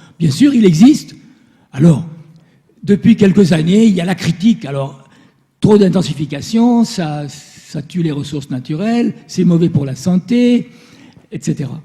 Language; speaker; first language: French; native; French